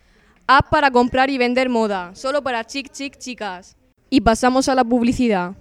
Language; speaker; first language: Spanish; native; Spanish